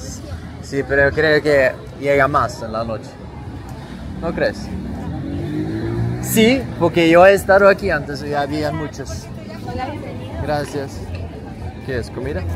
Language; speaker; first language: Spanish; non-native, learner; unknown